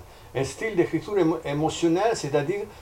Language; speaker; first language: French; non-native, fluent; Italian